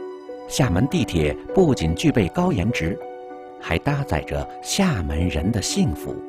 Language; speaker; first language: Chinese; native; Chinese